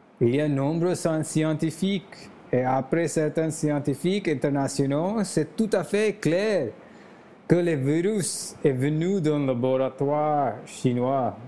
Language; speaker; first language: French; non-native, learner; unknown